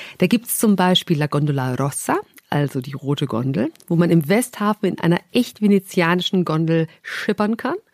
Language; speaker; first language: German; native; German